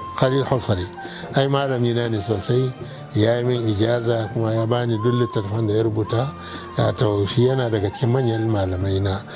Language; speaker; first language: Hausa; non-native, local second language; Arabic